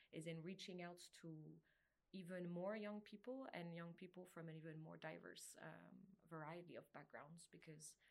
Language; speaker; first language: English; non-native, fluent; French